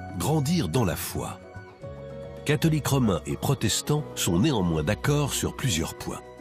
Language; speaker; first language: French; native; French